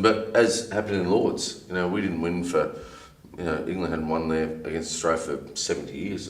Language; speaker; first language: English; native; English